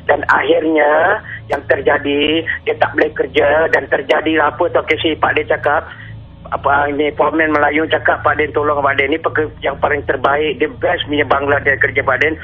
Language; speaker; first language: Malay; native; Malay